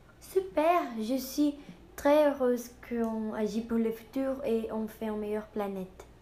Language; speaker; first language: French; non-native, learner; Portuguese